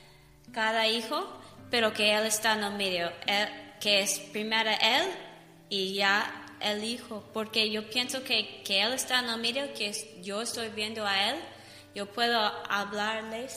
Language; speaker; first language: Spanish; non-native, learner; English